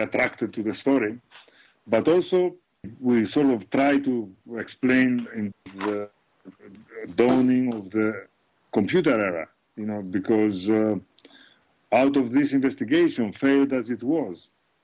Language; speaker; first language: English; non-native, fluent; Greek